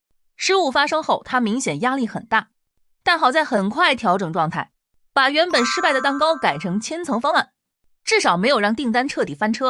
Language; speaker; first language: Chinese; native; Chinese